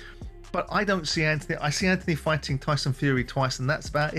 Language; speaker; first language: English; native; English